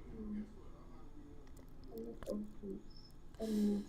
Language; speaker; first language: English; non-native, learner; Filipino